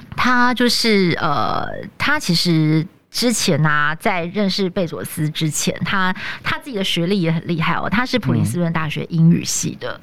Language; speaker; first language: Chinese; native; Chinese